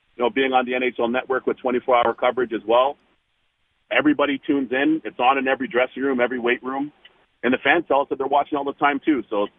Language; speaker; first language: English; native; English